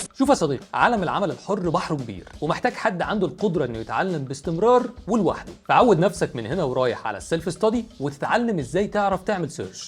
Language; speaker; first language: Arabic; native; Arabic